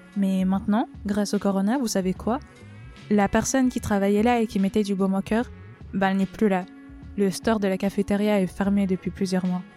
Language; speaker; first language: French; native; French